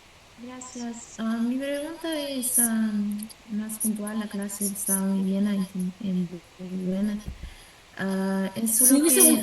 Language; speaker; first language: Spanish; non-native, fluent; Portuguese